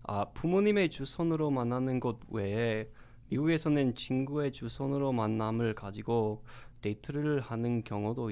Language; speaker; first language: Korean; non-native, learner; English